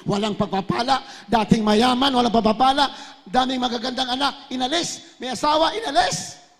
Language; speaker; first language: Filipino; native; Filipino